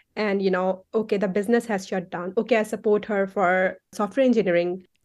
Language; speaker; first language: English; non-native, local second language; Punjabi